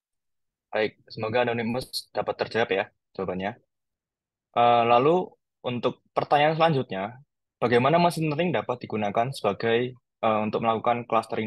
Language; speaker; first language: Indonesian; native; Indonesian